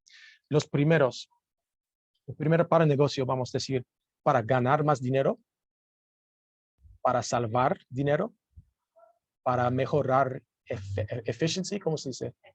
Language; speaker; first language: Spanish; non-native, learner; English